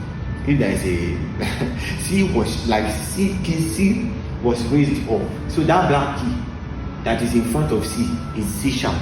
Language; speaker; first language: English; non-native, local second language; Yoruba